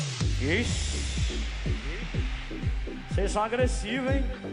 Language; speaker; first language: Portuguese; native; Portuguese